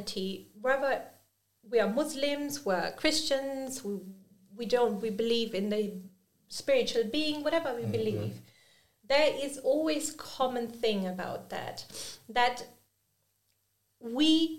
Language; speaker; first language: English; non-native, fluent; German